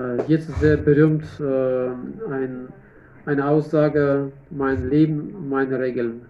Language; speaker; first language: German; non-native, fluent; Russian